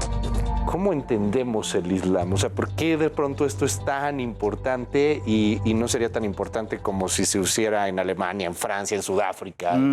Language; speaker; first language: Spanish; native; Spanish